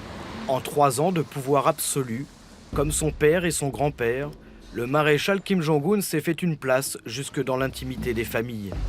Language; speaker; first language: French; native; French